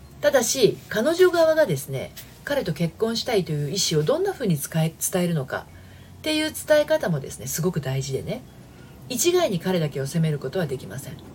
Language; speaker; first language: Japanese; native; Japanese